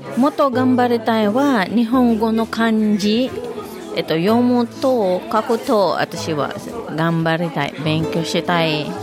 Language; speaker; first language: Japanese; non-native, learner; Filipino